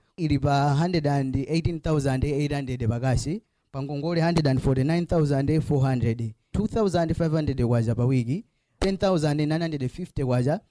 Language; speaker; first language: Nyanja; native; Nyanja